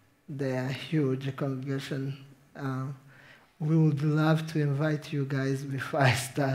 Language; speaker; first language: English; non-native, local second language; Kinyarwanda